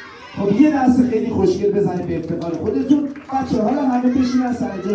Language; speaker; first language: Persian; native; Persian